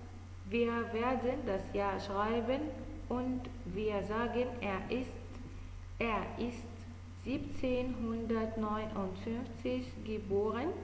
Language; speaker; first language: German; non-native, fluent; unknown